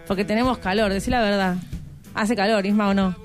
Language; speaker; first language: Spanish; native; Spanish